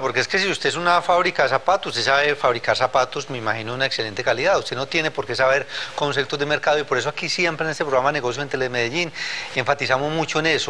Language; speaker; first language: Spanish; native; Spanish